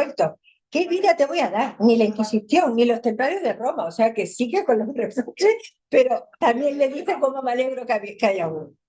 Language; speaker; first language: Spanish; native; Spanish